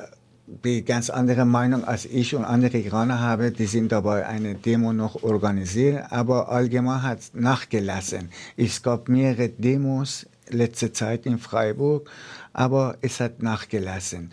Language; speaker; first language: German; non-native, fluent; Persian